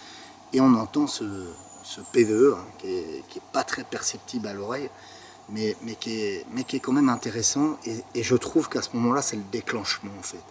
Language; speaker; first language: French; native; French